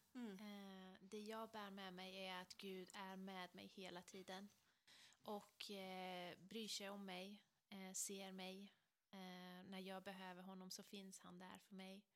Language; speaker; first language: Swedish; non-native, fluent; Persian